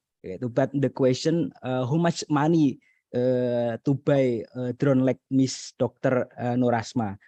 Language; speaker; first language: English; non-native, learner; Indonesian